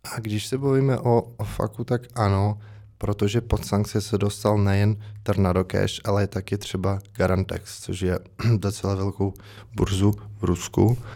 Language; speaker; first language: Czech; non-native, fluent; Russian